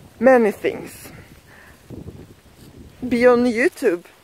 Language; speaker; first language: English; non-native, learner; Swedish